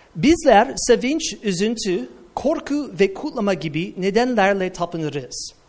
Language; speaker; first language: Turkish; non-native, fluent; English